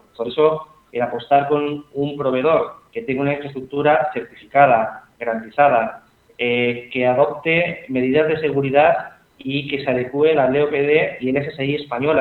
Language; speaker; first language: Spanish; native; Spanish